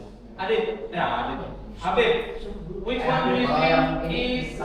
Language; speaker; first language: English; non-native, fluent; Indonesian